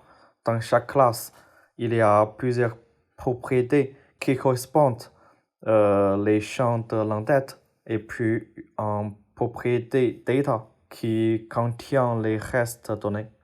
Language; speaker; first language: French; non-native, fluent; Chinese